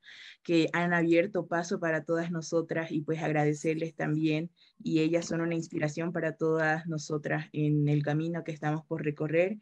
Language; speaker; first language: Spanish; native; Spanish